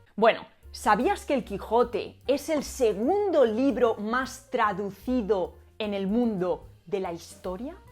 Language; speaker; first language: Spanish; native; Spanish